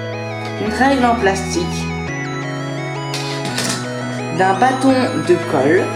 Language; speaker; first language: French; native; French